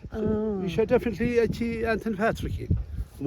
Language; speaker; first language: Irish; native; Irish